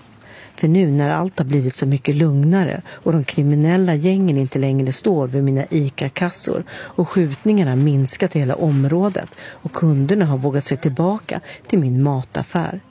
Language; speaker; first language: Swedish; native; Swedish